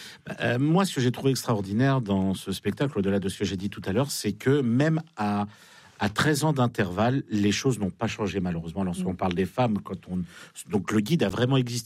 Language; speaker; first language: French; native; French